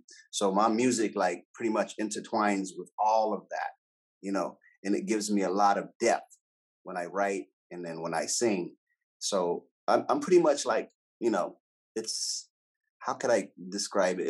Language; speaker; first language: English; native; English